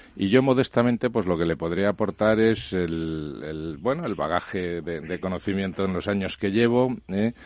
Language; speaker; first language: Spanish; native; Spanish